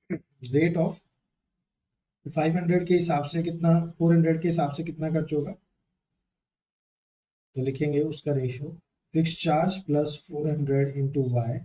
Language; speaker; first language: Hindi; native; Hindi